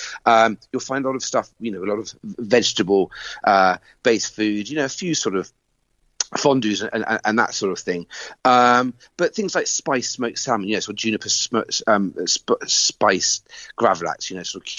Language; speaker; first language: English; native; English